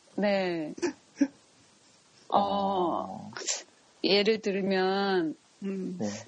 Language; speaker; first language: Korean; non-native, learner; Japanese